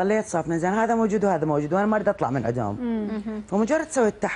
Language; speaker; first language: Arabic; native; Arabic